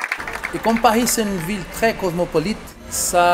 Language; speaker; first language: French; non-native, fluent; Portuguese